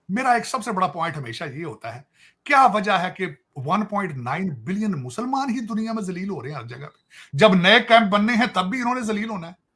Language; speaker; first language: Hindi; native; Hindi